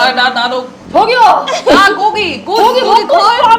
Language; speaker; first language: Korean; non-native, fluent; German